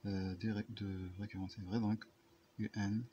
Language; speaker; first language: French; non-native, local second language; Arabic